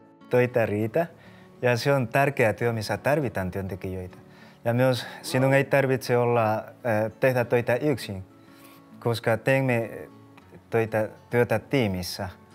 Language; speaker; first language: Finnish; non-native, learner; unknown